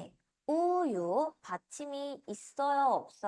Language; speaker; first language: Korean; non-native, fluent; Spanish